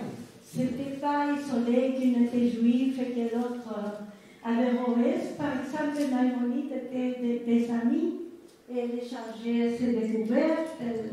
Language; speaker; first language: French; non-native, fluent; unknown